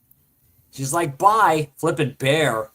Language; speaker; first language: English; native; English